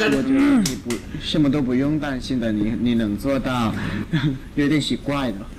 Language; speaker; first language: Chinese; native; Chinese